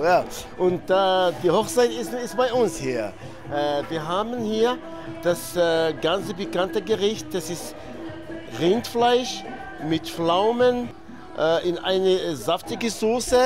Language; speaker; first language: German; non-native, fluent; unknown